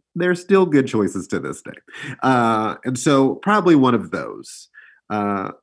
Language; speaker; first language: English; native; English